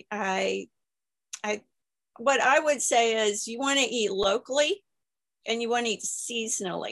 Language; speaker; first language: English; native; English